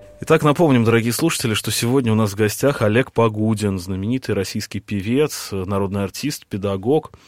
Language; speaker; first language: Russian; native; Russian